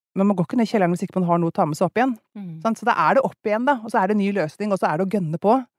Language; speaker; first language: Norwegian; native; Norwegian